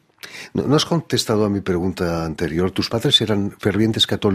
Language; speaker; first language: Spanish; native; Spanish